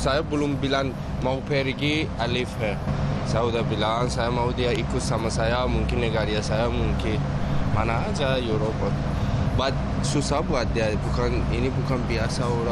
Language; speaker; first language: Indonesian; non-native, learner; Persian